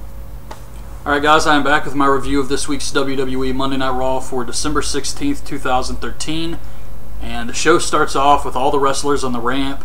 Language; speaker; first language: English; native; English